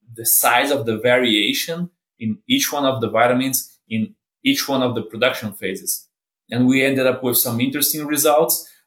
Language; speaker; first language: English; non-native, fluent; Portuguese